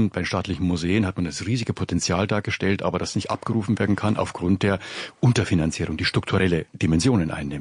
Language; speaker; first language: German; native; German